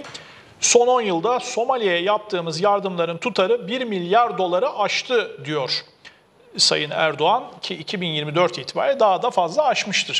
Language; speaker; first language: Turkish; native; Turkish